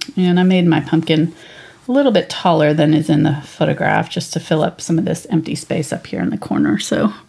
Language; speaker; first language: English; native; English